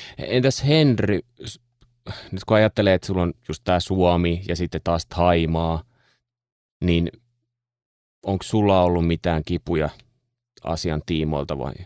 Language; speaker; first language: Finnish; native; Finnish